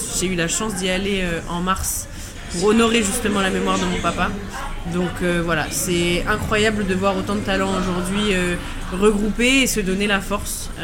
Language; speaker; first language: French; early bilingual, other home language; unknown